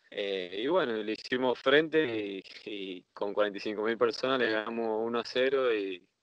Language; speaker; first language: Spanish; native; Spanish